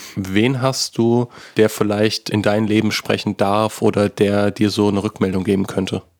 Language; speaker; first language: German; native; German